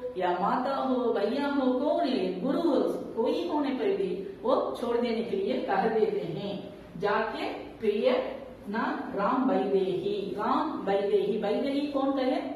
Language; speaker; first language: Hindi; non-native, local second language; Tamil